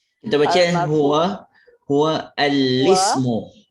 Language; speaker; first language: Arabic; non-native, fluent; Malay